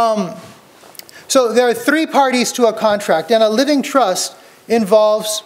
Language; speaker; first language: English; native; English